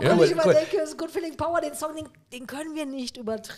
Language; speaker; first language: German; native; German